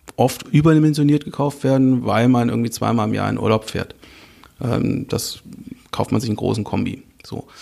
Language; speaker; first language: German; native; German